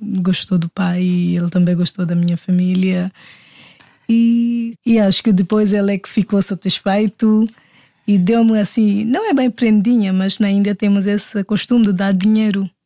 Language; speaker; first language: Portuguese; non-native, fluent; Hindi